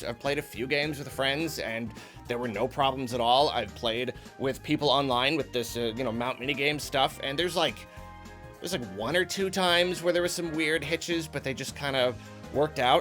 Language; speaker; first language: English; native; English